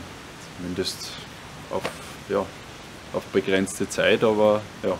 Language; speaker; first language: German; native; German